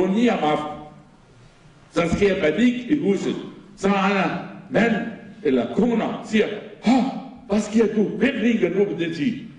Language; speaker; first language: Danish; non-native, fluent; Arabic